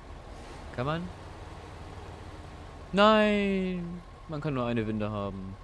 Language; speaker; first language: German; native; German